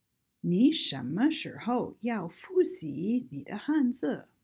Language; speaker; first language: Chinese; non-native, fluent; English